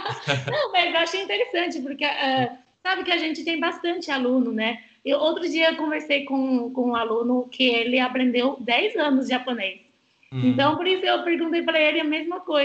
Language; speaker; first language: Portuguese; non-native, fluent; Chinese